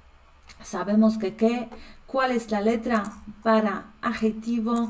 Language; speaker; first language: Spanish; non-native, fluent; Polish